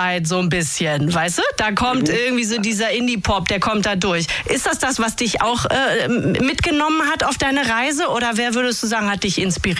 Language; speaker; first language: German; native; German